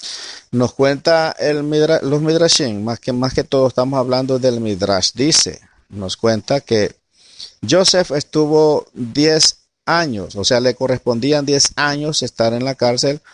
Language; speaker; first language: Spanish; native; Spanish